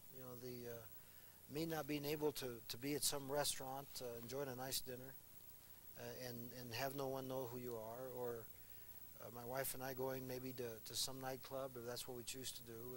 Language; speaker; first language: English; early bilingual, other home language; Spanish